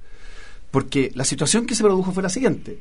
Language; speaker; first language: Spanish; native; Spanish